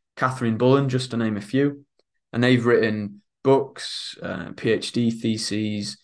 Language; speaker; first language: English; native; English